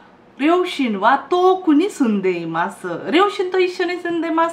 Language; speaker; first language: Japanese; non-native, fluent; Hindi